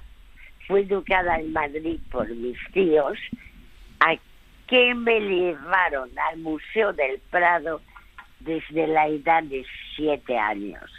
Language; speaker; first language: Spanish; early bilingual, other home language; French